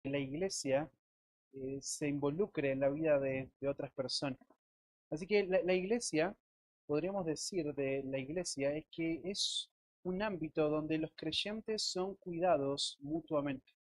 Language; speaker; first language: Spanish; native; Spanish